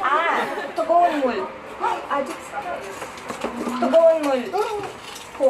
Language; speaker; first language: Korean; non-native, learner; Filipino